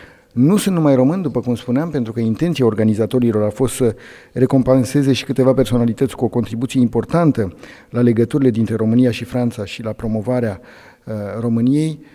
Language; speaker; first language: Romanian; native; Romanian